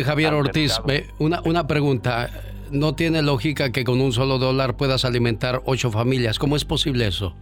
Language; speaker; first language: Spanish; native; Spanish